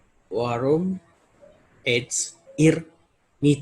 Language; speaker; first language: German; non-native, learner; Indonesian